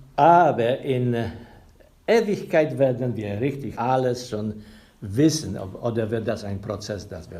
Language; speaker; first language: German; non-native, fluent; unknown